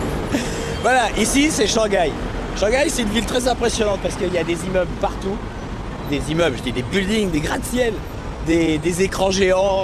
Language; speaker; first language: French; native; French